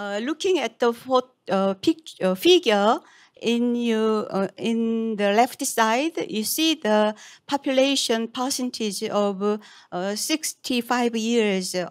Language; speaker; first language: English; non-native, fluent; Korean